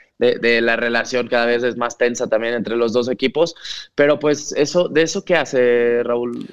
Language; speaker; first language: Spanish; non-native, local second language; Catalan